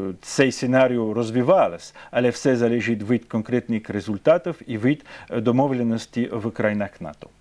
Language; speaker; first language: Ukrainian; non-native, fluent; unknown